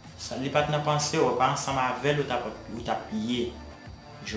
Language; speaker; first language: French; non-native, learner; Haitian Creole